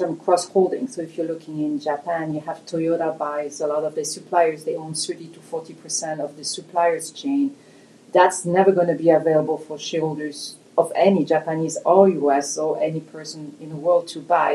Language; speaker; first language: English; non-native, fluent; French